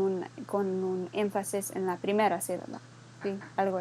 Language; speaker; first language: Spanish; non-native, learner; English